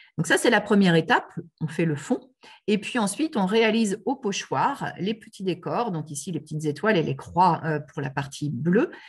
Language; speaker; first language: French; native; French